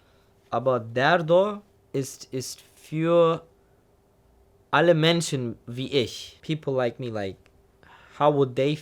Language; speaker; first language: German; non-native, learner; Turkish